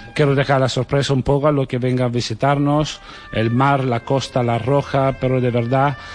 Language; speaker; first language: Spanish; non-native, fluent; Italian